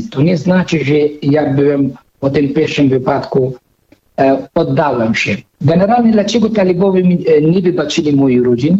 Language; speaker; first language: Polish; non-native, fluent; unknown